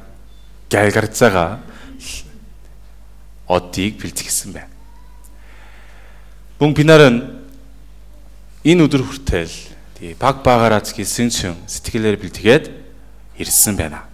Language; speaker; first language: Mongolian; non-native, fluent; Korean